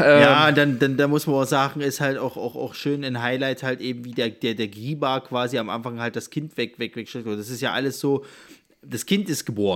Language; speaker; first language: German; native; German